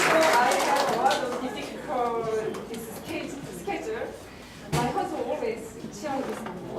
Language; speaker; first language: English; non-native, learner; Korean